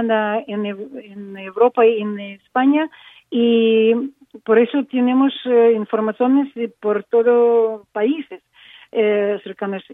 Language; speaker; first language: Spanish; non-native, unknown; Ukrainian